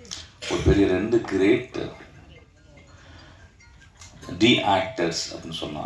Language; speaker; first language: Tamil; native; Tamil